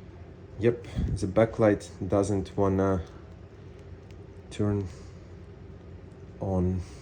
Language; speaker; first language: English; non-native, fluent; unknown